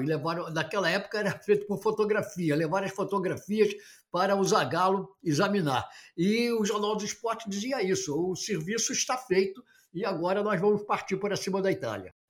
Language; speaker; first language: Portuguese; native; Portuguese